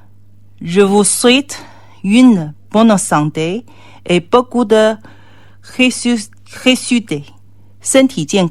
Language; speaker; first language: French; non-native, learner; Chinese